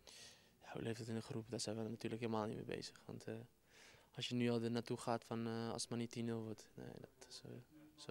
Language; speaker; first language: Dutch; native; Dutch